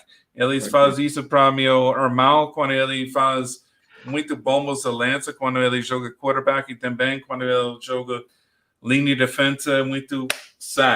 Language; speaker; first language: Portuguese; non-native, learner; English